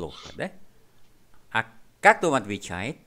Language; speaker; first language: Russian; non-native, fluent; Vietnamese